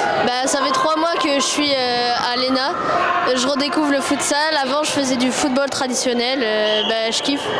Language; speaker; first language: French; native; French